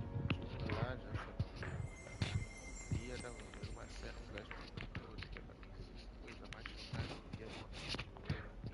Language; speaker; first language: Portuguese; native; Portuguese